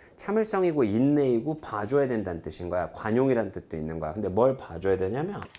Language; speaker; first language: Korean; native; Korean